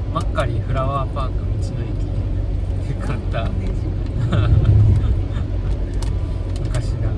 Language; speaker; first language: Japanese; native; Japanese